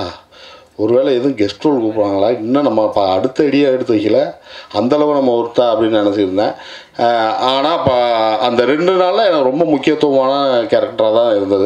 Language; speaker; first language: Tamil; native; Tamil